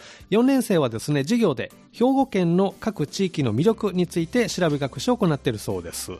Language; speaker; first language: Japanese; native; Japanese